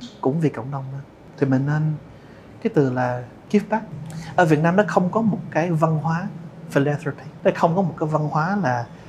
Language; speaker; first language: Vietnamese; early bilingual, heritage; Vietnamese